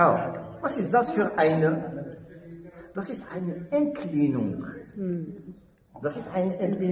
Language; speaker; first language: German; non-native, learner; French